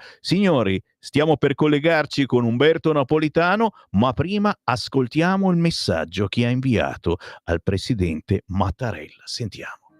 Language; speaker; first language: Italian; native; Italian